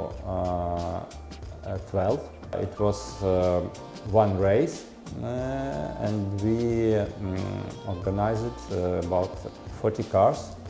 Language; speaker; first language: English; non-native, learner; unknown